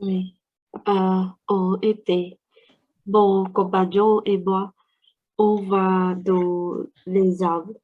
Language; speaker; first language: French; non-native, learner; Vietnamese